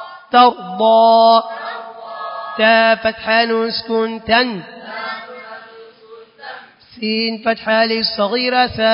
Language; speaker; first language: Arabic; non-native, learner; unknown